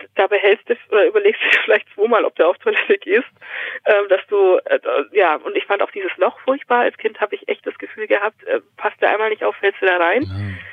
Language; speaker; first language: German; native; German